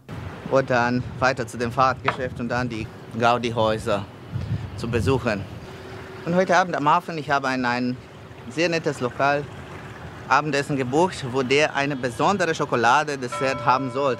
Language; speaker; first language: German; non-native, fluent; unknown